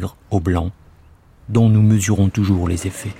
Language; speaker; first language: French; native; French